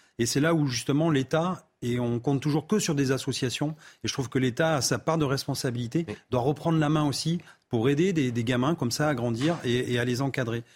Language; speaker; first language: French; native; French